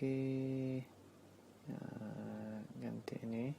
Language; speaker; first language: Indonesian; non-native, learner; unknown